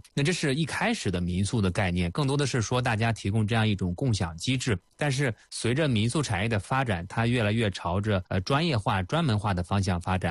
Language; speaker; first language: Chinese; native; Chinese